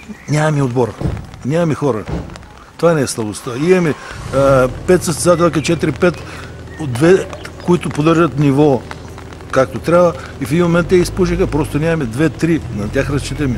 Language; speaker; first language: Bulgarian; native; Bulgarian